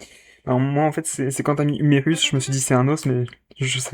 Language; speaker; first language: French; native; French